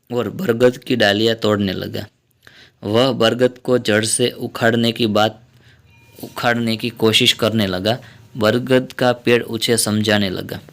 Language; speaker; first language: Hindi; non-native, local second language; Gujarati